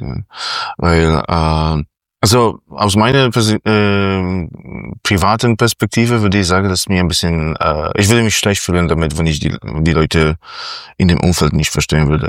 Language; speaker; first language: German; non-native, fluent; Polish